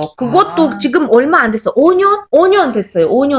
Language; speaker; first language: Korean; non-native, fluent; Uzbek